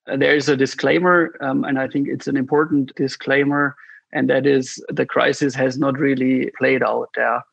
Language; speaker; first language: English; non-native, fluent; German